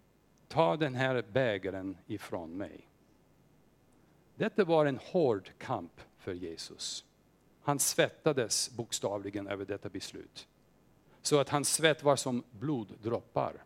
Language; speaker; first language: Swedish; non-native, fluent; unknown